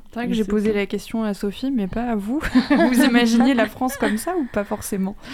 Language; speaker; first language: French; native; French